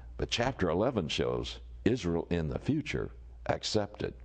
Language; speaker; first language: English; native; English